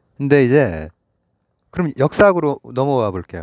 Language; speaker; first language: Korean; native; Korean